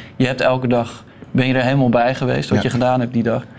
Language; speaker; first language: Dutch; native; Dutch